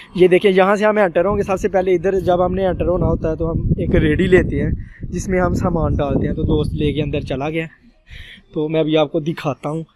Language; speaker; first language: Urdu; non-native, local second language; Punjabi